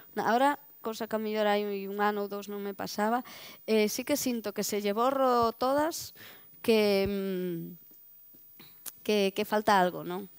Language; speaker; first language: Galician; native; Galician